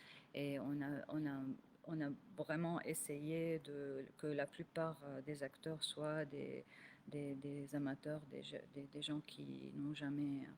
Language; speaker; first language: French; non-native, local second language; Arabic